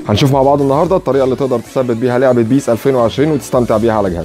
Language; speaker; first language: Arabic; native; Arabic